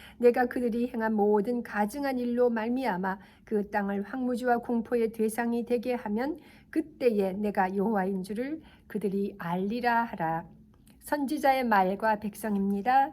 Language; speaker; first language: Korean; native; Korean